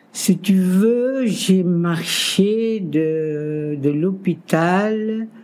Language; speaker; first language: French; non-native, local second language; Kabuverdianu